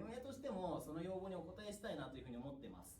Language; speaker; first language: Japanese; native; Japanese